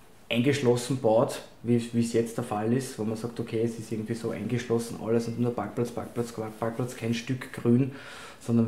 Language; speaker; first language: German; native; German